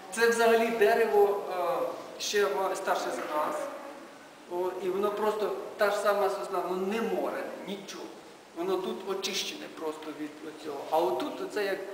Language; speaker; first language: Ukrainian; native; Ukrainian